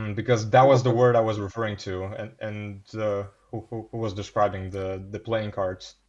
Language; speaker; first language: English; non-native, fluent; Bulgarian